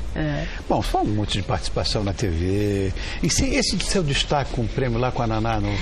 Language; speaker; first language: Portuguese; native; Portuguese